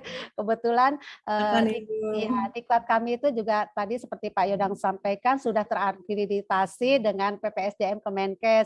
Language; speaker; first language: Indonesian; native; Indonesian